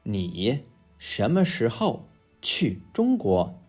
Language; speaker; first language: Chinese; non-native, fluent; English